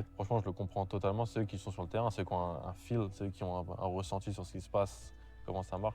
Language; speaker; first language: French; native; French